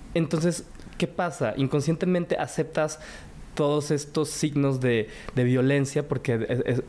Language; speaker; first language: Spanish; early bilingual, other home language; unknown